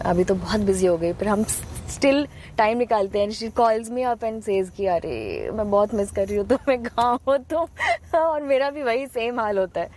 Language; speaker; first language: Hindi; native; Hindi